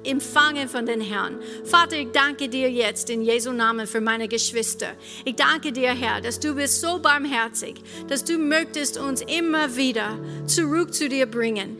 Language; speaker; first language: German; non-native, fluent; English